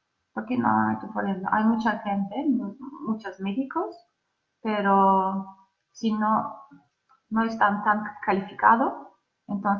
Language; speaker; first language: Spanish; non-native, learner; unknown